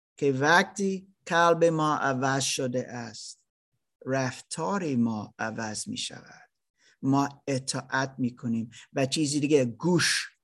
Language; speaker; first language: Persian; non-native, learner; German